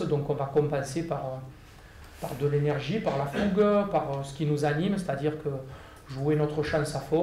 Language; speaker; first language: French; native; French